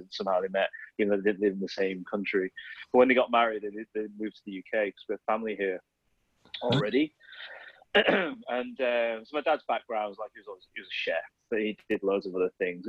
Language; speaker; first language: English; native; English